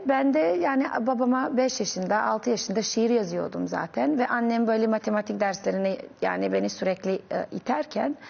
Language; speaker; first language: Turkish; non-native, fluent; Serbian